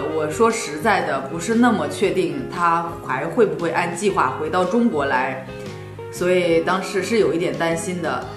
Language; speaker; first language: Chinese; native; Chinese